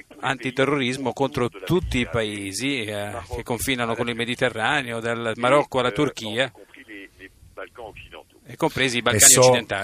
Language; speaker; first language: Italian; non-native, fluent; French